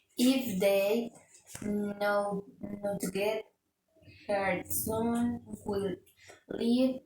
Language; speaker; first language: English; non-native, learner; Spanish